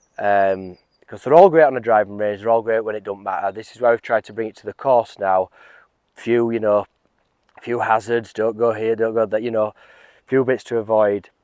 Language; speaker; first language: English; native; English